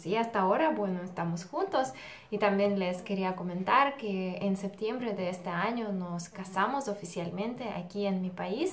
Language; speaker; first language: Spanish; non-native, fluent; Russian